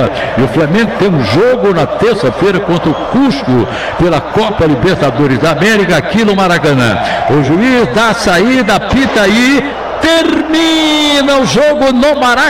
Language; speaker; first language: Portuguese; native; Portuguese